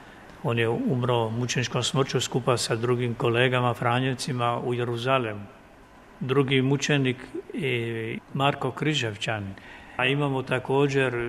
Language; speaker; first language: Croatian; native; Croatian